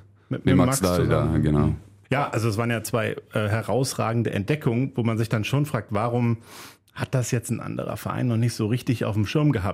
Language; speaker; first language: German; native; German